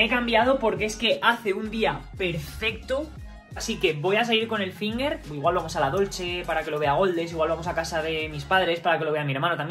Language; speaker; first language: Spanish; native; Spanish